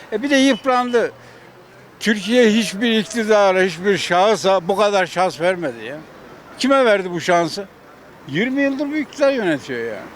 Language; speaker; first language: Turkish; native; Turkish